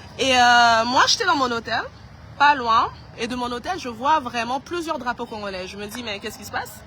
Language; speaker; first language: French; non-native, local second language; Lingala